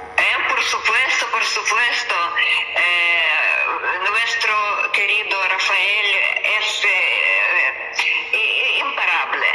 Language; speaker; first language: Spanish; non-native, learner; Russian